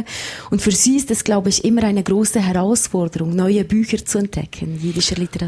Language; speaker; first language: German; native; German